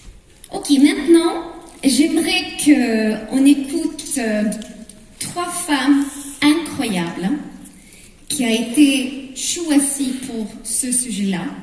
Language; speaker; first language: French; non-native, fluent; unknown